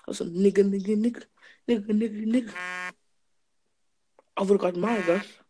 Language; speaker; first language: Danish; early bilingual, other home language; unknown